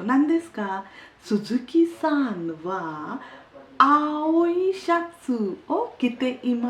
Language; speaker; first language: Japanese; non-native, fluent; Hindi